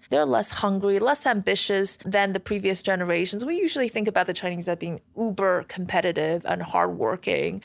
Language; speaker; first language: English; non-native, fluent; Chinese